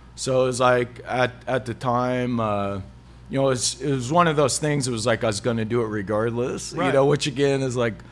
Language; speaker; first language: English; native; English